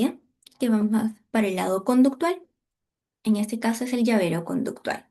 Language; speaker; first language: Spanish; native; Spanish